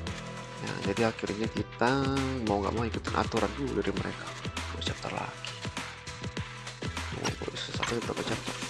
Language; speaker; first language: Indonesian; native; Indonesian